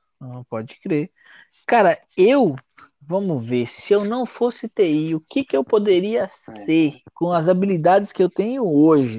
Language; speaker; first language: Portuguese; native; Portuguese